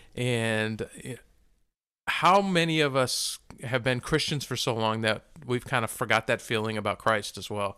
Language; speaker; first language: English; native; English